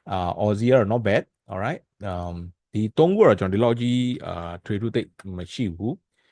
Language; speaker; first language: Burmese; native; Burmese